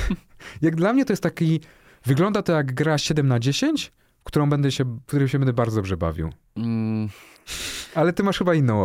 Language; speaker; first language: Polish; native; Polish